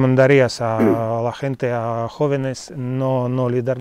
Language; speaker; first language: Spanish; non-native, fluent; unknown